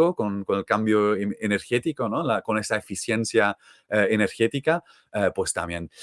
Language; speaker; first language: Spanish; non-native, fluent; Dutch